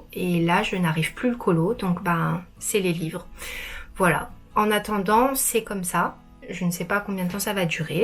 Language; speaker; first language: French; native; French